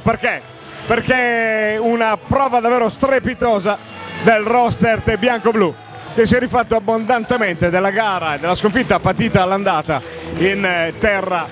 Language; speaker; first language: Italian; native; Italian